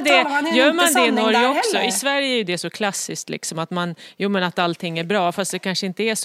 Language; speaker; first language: Swedish; native; Swedish